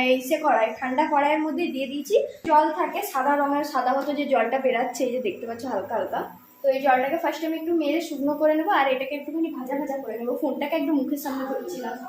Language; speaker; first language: Bangla; non-native, local second language; Santali